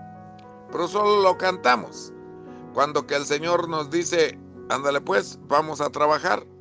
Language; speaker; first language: Spanish; native; Spanish